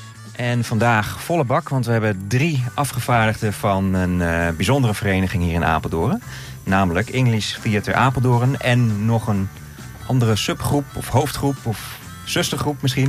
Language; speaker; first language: Dutch; native; Dutch